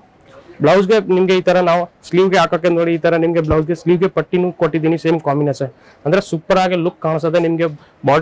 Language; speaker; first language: Kannada; non-native, fluent; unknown